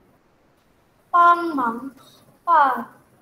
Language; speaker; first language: Chinese; non-native, learner; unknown